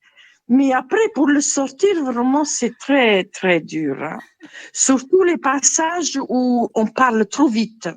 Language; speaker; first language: French; non-native, fluent; Italian